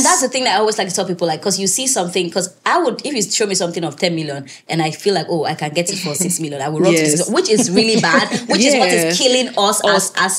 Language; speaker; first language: English; native; English